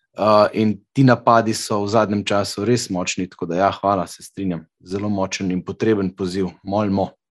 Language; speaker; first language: Slovenian; native; Slovenian